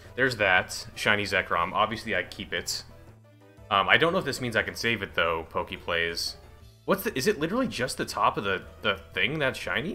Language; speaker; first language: English; native; English